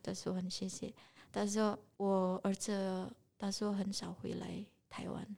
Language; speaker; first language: Chinese; non-native, learner; Indonesian